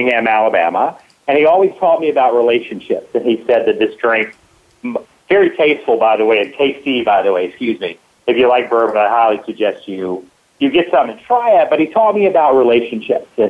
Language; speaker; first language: English; native; English